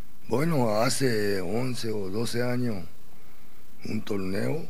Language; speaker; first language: Spanish; non-native, learner; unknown